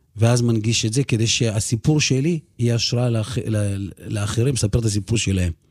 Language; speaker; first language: Hebrew; early bilingual, other home language; Russian